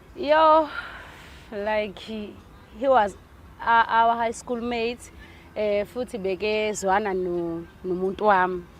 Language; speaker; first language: Zulu; native; Zulu